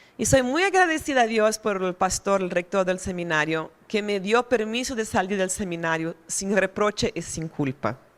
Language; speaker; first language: Spanish; non-native, fluent; Portuguese